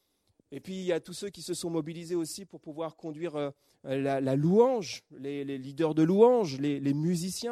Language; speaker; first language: French; native; French